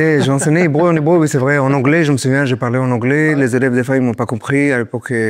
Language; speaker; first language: French; non-native, fluent; Hebrew